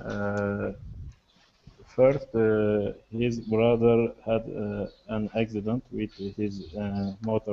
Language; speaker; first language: English; non-native, learner; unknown